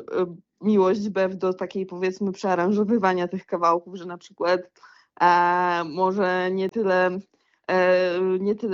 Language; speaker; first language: Polish; native; Polish